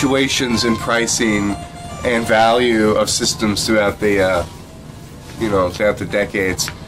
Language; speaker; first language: English; native; English